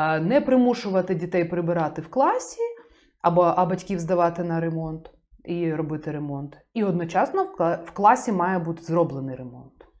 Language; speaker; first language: Ukrainian; native; Ukrainian